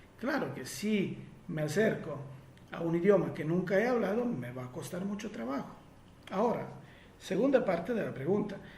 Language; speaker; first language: Spanish; non-native, fluent; Italian